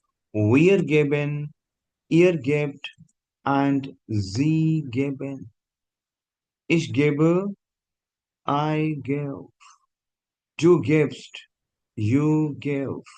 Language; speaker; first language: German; non-native, fluent; Hindi